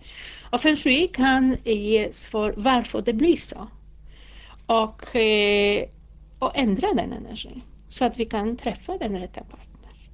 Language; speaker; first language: Swedish; non-native, fluent; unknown